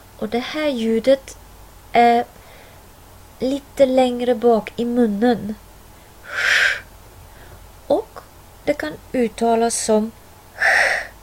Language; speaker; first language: Swedish; non-native, fluent; Arabic